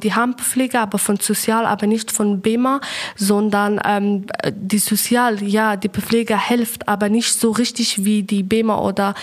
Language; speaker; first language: German; non-native, fluent; Persian